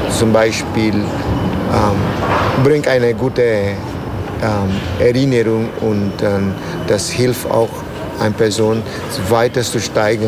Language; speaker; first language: German; non-native, learner; Spanish